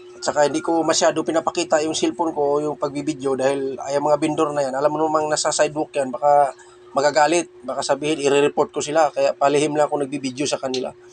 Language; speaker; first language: Filipino; non-native, local second language; Cebuano